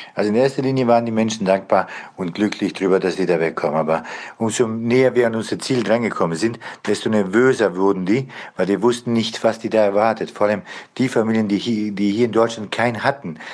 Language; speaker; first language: German; non-native, fluent; Bosnian